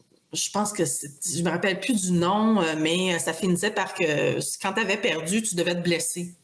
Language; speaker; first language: French; native; French